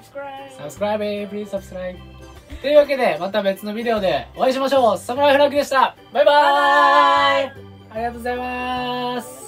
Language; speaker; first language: Japanese; native; Japanese